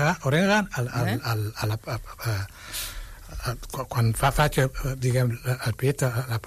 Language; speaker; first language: Catalan; non-native, fluent; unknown